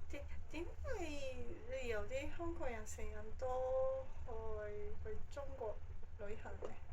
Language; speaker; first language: Cantonese; non-native, fluent; Japanese